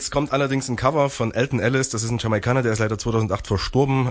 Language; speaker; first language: German; native; German